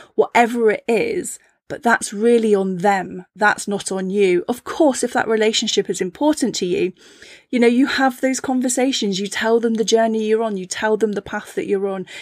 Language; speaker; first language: English; native; English